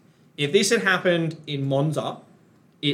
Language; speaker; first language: English; native; English